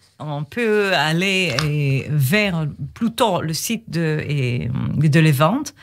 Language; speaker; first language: French; non-native, fluent; Hebrew